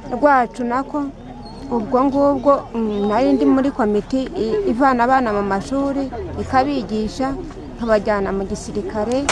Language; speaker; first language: Kinyarwanda; early bilingual, heritage; Kinyarwanda